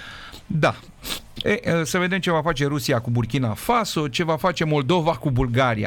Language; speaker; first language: Romanian; native; Romanian